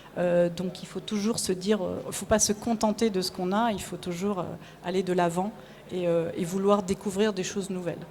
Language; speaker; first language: French; native; French